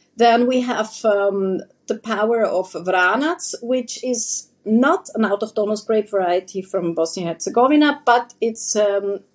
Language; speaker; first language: English; non-native, fluent; German